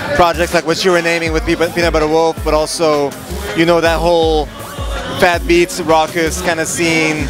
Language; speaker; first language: English; native; English